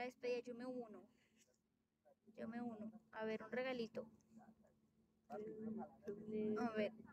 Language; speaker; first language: Spanish; native; Spanish